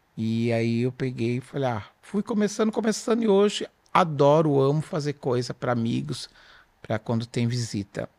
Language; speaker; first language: Portuguese; native; Portuguese